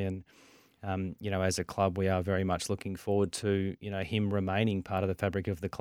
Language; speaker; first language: English; native; English